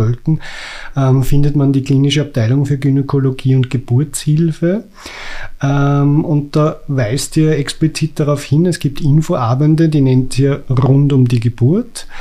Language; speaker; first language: German; native; German